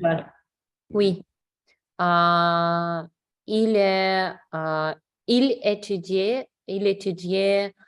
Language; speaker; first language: French; non-native, learner; English